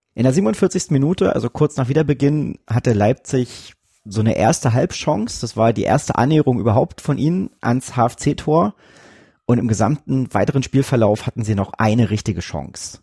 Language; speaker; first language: German; native; German